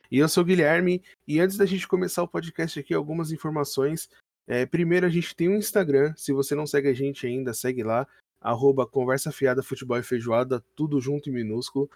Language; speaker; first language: Portuguese; native; Portuguese